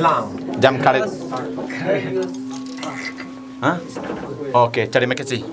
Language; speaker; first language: Indonesian; non-native, learner; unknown